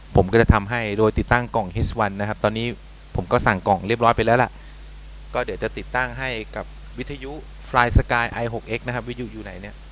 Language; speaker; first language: Thai; native; Thai